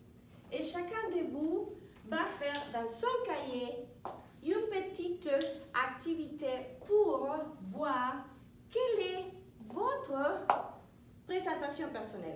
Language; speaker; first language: French; non-native, fluent; Spanish